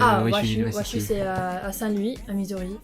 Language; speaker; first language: French; non-native, fluent; English